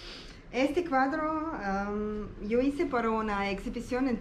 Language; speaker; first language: Spanish; non-native, learner; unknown